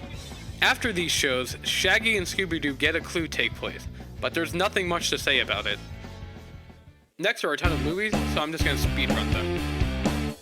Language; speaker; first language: English; native; English